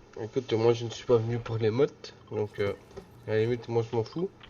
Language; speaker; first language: French; native; French